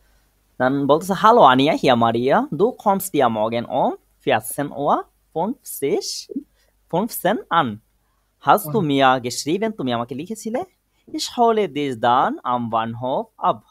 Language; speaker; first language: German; non-native, fluent; Bangla